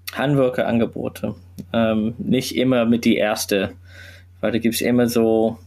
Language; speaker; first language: German; non-native, learner; English